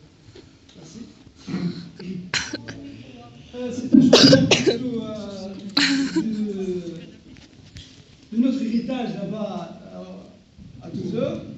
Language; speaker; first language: French; non-native, local second language; Arabic